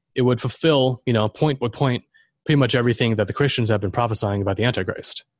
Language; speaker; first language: English; non-native, fluent; German